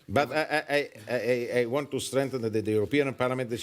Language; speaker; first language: English; non-native, fluent; Italian